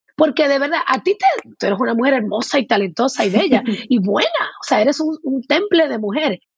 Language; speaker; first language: Spanish; native; Spanish